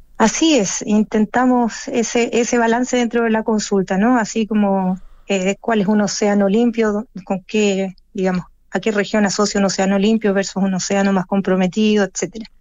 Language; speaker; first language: Spanish; native; Spanish